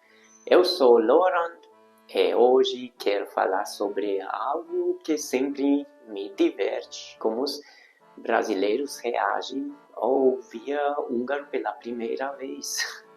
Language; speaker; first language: Portuguese; non-native, fluent; Hungarian